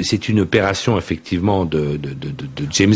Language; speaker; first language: French; native; French